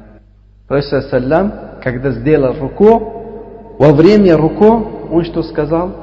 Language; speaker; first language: Russian; non-native, learner; Uzbek